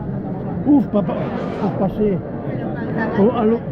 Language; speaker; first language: French; non-native, fluent; Spanish